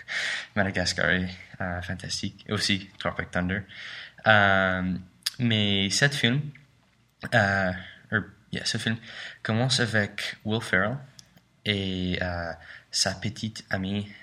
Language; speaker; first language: French; non-native, learner; English